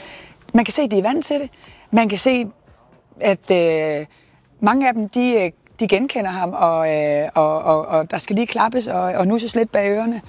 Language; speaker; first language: Danish; native; Danish